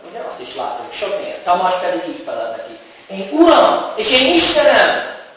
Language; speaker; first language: Hungarian; native; Hungarian